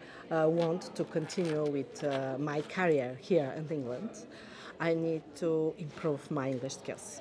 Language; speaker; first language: English; non-native, learner; Bulgarian